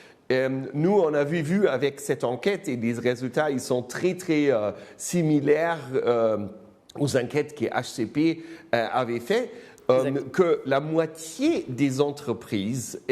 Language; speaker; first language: French; non-native, fluent; German